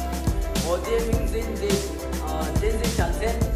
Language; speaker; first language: Chinese; non-native, learner; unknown